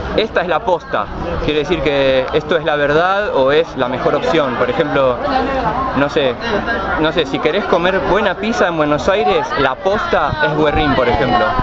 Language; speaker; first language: Spanish; native; Spanish